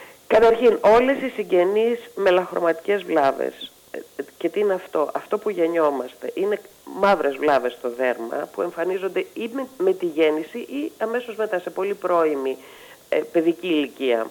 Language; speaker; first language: Greek; native; Greek